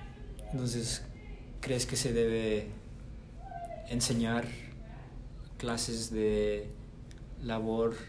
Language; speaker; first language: Spanish; early bilingual, heritage; Spanish